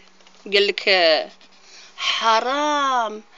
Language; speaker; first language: Arabic; native; Arabic